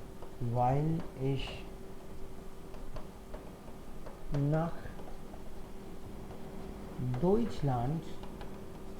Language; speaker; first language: German; non-native, fluent; Hindi